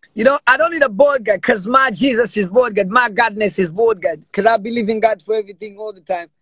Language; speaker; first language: English; non-native, local second language; Swahili